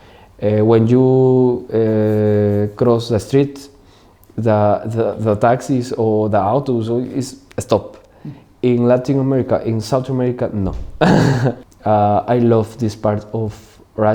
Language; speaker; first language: English; non-native, learner; Spanish